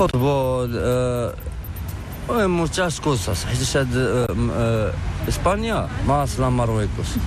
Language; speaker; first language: Spanish; non-native, learner; Arabic